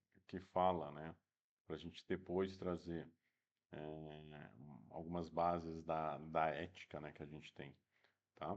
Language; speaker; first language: Portuguese; native; Portuguese